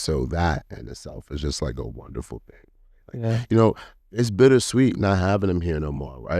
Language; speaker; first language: English; native; English